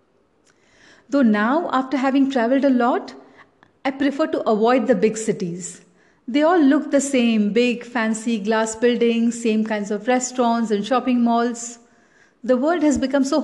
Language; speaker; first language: English; non-native, local second language; Tamil